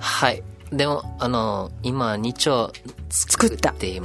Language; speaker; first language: Japanese; non-native, learner; English